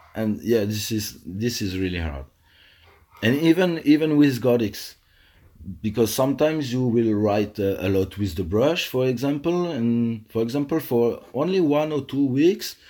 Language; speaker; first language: English; non-native, fluent; French